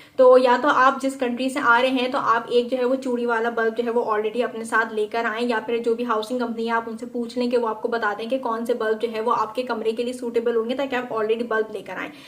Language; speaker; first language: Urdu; native; Urdu